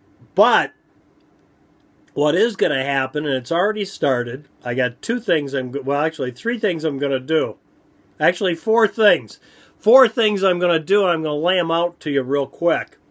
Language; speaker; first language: English; native; English